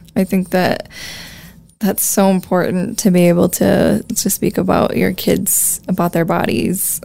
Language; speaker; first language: English; native; English